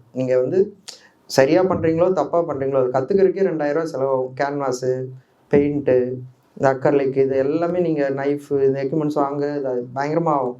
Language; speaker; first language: Tamil; native; Tamil